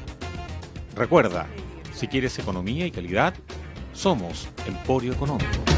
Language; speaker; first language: Spanish; native; Spanish